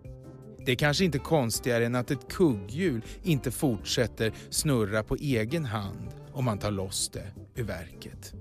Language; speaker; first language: Swedish; native; Swedish